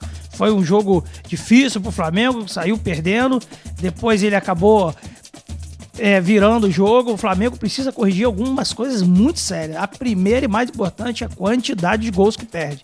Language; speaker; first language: Portuguese; native; Portuguese